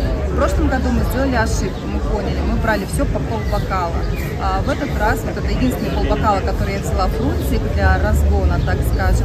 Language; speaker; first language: Russian; native; Russian